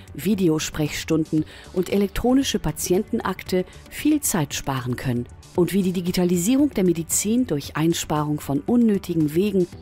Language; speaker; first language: German; native; German